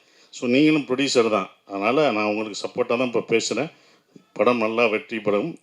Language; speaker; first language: Tamil; native; Tamil